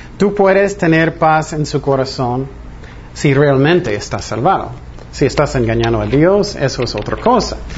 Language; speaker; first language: Spanish; non-native, fluent; English